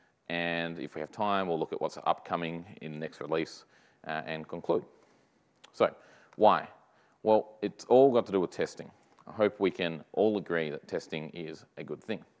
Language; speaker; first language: English; native; English